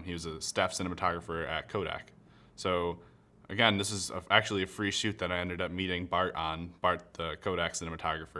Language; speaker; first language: English; native; English